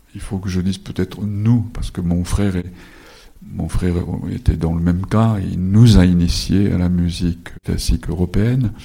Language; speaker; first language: French; non-native, fluent; Japanese